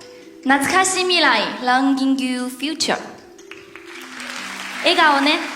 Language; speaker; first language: Japanese; non-native, learner; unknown